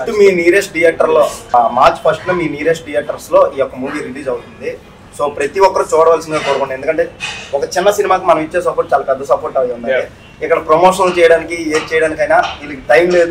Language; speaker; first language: Telugu; native; Telugu